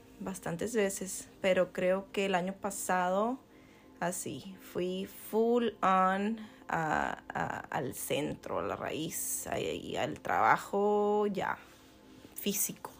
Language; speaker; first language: Spanish; native; Spanish